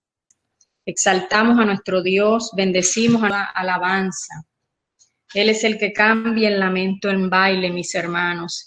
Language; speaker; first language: Spanish; native; Spanish